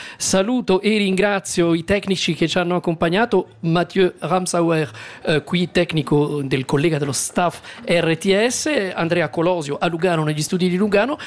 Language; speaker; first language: Italian; native; Italian